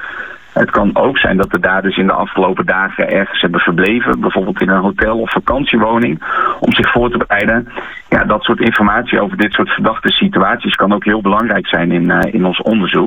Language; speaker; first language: Dutch; native; Dutch